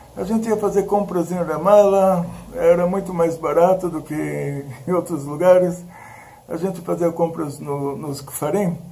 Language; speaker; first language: Portuguese; early bilingual, other home language; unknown